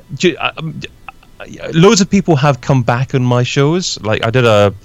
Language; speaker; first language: English; native; English